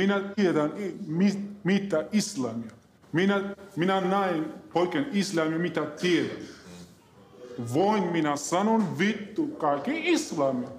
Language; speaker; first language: Finnish; non-native, learner; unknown